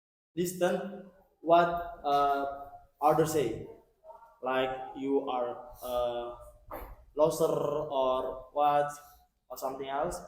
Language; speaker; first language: English; non-native, learner; Indonesian